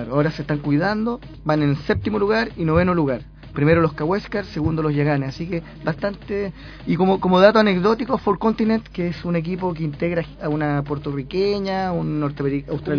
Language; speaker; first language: Spanish; native; Spanish